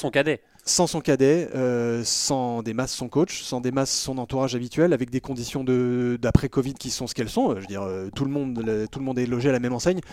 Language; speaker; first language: French; native; French